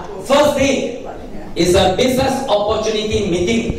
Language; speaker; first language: English; non-native, local second language; Min Nan Chinese